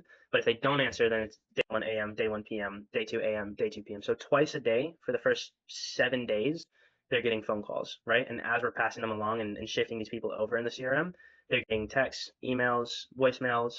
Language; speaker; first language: English; native; English